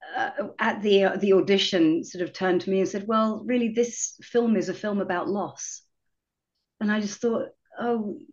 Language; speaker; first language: English; native; English